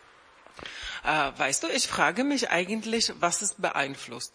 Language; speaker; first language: German; non-native, fluent; Czech